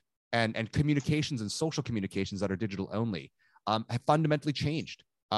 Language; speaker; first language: English; native; English